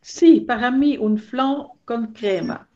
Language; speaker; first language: Spanish; non-native, learner; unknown